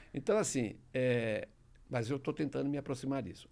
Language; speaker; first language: Portuguese; early bilingual, other home language; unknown